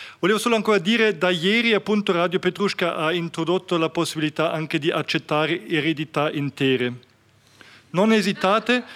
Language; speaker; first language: Italian; non-native, fluent; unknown